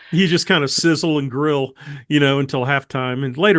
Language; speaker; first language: English; native; English